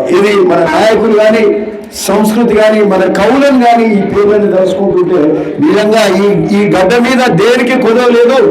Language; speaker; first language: Telugu; native; Telugu